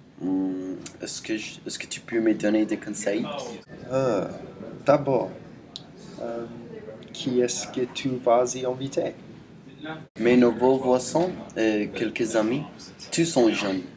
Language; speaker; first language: French; non-native, learner; English